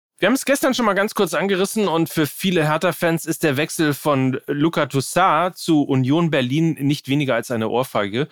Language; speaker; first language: German; native; German